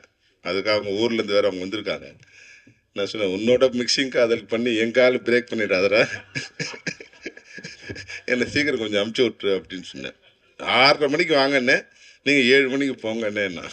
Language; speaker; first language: Tamil; native; Tamil